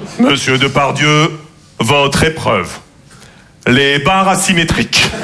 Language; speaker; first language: French; native; French